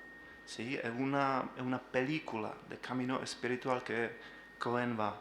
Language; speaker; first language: Spanish; non-native, learner; Czech